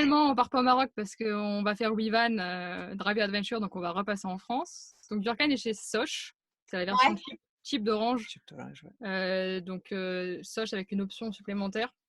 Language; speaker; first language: French; native; French